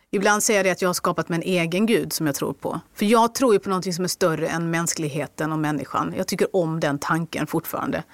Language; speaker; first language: Swedish; native; Swedish